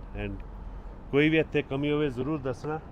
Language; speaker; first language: Punjabi; early bilingual, heritage; Punjabi